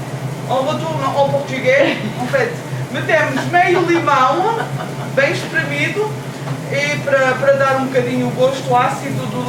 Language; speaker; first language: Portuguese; early bilingual, heritage; Portuguese